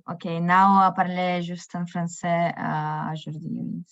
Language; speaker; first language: French; non-native, learner; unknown